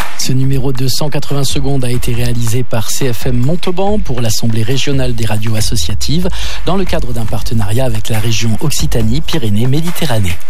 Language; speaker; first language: French; native; French